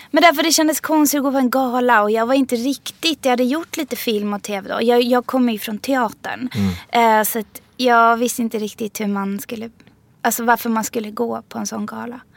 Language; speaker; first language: Swedish; early bilingual, other home language; Persian